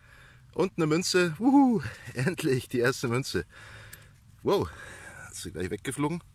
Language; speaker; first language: German; native; German